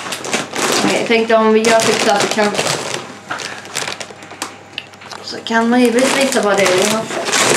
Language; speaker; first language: Swedish; native; Swedish